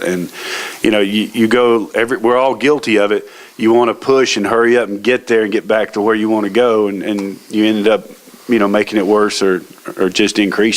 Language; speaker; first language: English; native; English